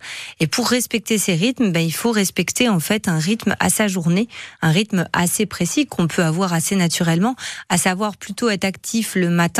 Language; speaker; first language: French; native; French